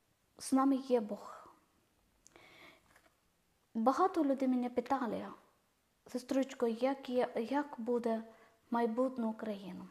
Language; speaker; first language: Ukrainian; non-native, learner; Malayalam